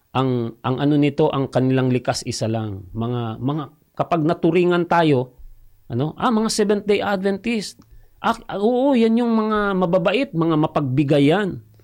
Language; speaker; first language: Filipino; non-native, local second language; Cebuano